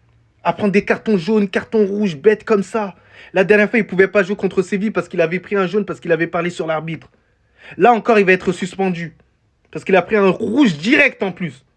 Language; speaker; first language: French; native; French